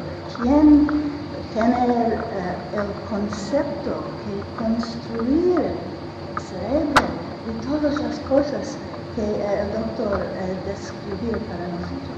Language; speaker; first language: Spanish; non-native, learner; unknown